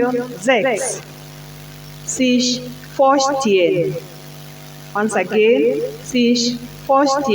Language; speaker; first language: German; non-native, learner; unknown